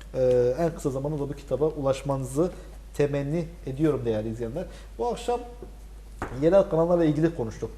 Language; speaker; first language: Turkish; native; Turkish